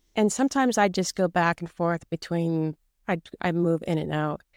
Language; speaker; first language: English; native; English